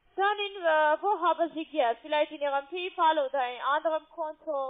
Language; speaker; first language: German; non-native, learner; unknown